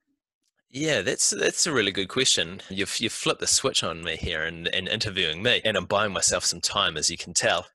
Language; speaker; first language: English; native; English